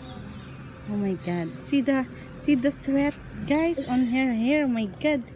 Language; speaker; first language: English; non-native, local second language; Filipino